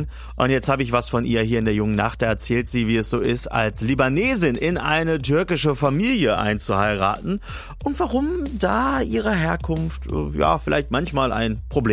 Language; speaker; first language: German; native; German